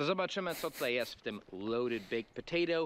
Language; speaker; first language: Polish; non-native, fluent; English